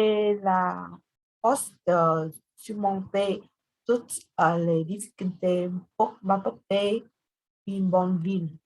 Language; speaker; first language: French; non-native, learner; Vietnamese